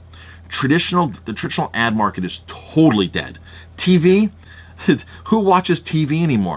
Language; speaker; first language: English; native; English